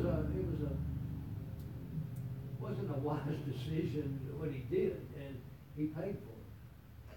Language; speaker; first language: English; native; English